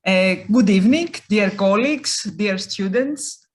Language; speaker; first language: English; non-native, fluent; Greek